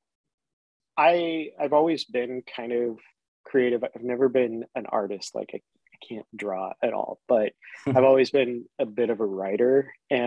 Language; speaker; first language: English; native; English